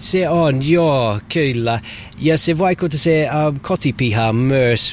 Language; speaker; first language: Finnish; non-native, learner; English